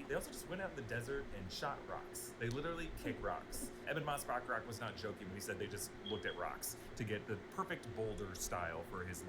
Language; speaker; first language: English; native; English